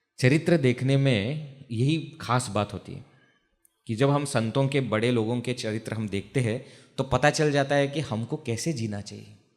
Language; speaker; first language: Hindi; non-native, local second language; Marathi